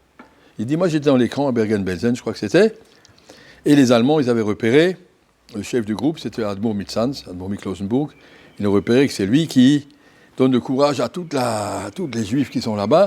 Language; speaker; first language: French; native; French